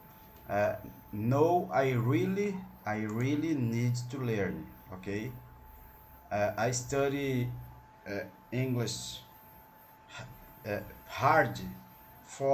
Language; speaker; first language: English; non-native, learner; Portuguese